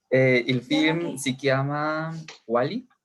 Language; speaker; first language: Italian; non-native, learner; Spanish